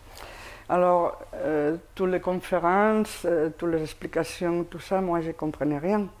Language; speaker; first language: French; non-native, fluent; Spanish